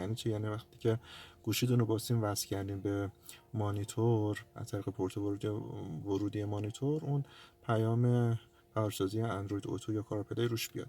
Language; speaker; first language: Persian; native; Persian